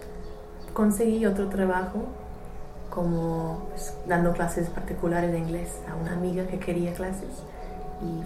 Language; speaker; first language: Spanish; non-native, fluent; English